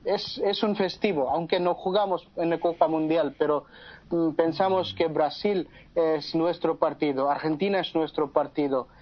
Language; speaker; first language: Spanish; non-native, fluent; Bangla